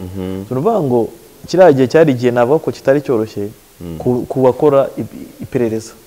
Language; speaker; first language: Kinyarwanda; native; Kinyarwanda